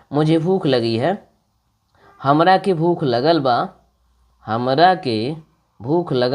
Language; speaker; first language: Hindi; non-native, local second language; Bhojpuri